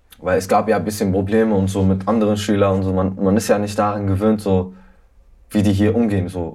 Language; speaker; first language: German; early bilingual, other home language; Arabic